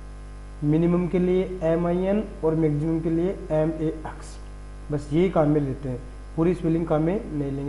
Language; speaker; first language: Hindi; native; Hindi